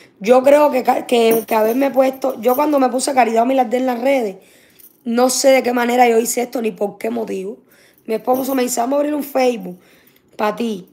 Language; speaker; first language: Spanish; native; Spanish